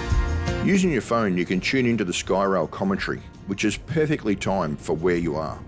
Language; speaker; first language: English; native; English